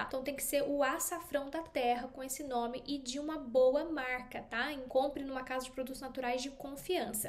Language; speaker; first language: Portuguese; native; Portuguese